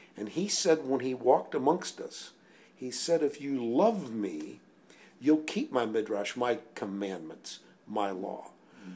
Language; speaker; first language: English; native; English